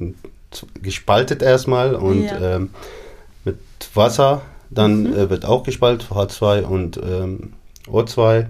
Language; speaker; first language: German; non-native, fluent; Arabic